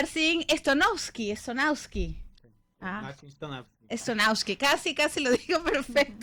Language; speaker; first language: Spanish; native; Spanish